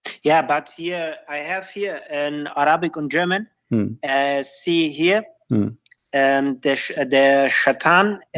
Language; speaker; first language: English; non-native, learner; German